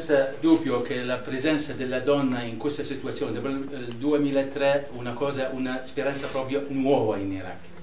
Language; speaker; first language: Italian; non-native, fluent; Arabic